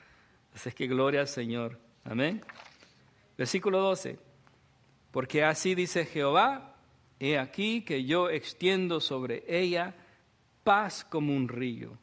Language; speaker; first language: Spanish; native; Spanish